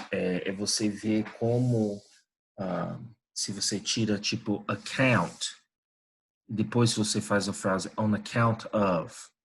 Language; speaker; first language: Portuguese; non-native, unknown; English